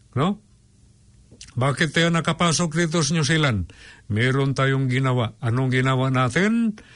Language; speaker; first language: Filipino; non-native, local second language; Cebuano